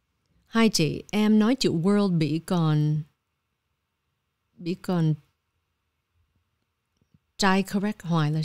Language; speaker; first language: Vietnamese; early bilingual, heritage; Vietnamese